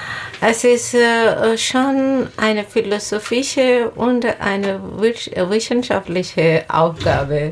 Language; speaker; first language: German; non-native, learner; Bangla